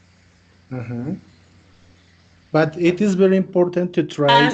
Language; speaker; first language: English; non-native, fluent; Spanish